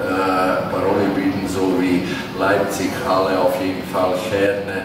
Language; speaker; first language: German; non-native, fluent; Latvian